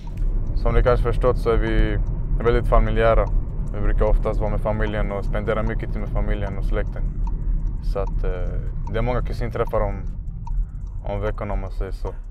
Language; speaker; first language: Swedish; native; Swedish